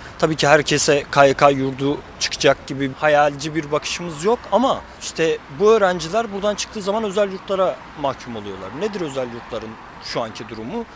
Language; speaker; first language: Turkish; native; Turkish